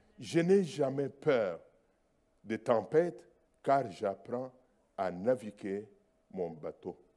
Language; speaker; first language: French; non-native, local second language; Luba-Lulua